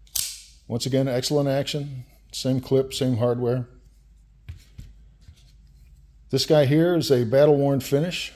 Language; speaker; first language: English; native; English